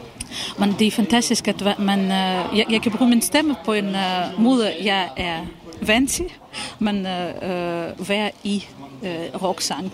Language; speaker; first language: Danish; non-native, fluent; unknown